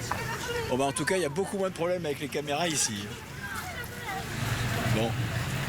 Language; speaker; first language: French; native; French